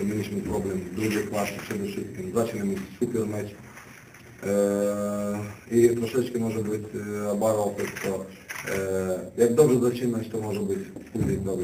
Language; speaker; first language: Polish; non-native, learner; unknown